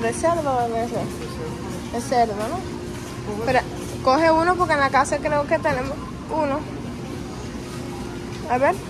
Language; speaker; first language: Spanish; native; Spanish